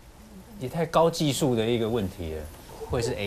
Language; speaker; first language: Chinese; native; Chinese